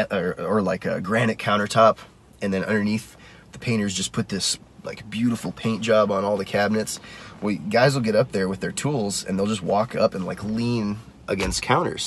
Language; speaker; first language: English; native; English